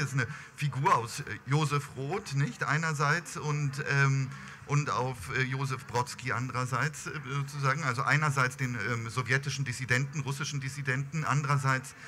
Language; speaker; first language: German; native; German